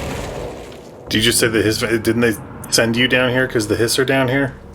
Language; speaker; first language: English; native; English